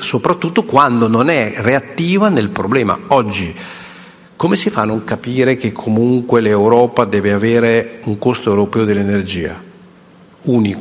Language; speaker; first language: Italian; native; Italian